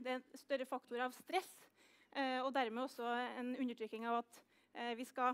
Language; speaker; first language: Norwegian; native; Norwegian